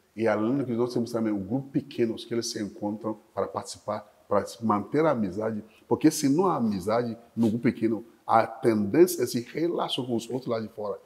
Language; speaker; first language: Portuguese; non-native, fluent; Yoruba